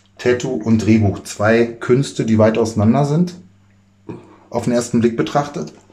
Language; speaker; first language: German; native; German